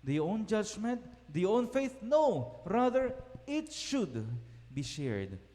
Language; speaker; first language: English; non-native, local second language; Filipino